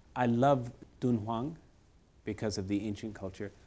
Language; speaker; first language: English; native; English